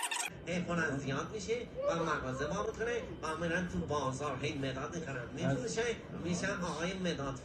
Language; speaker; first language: Persian; native; Persian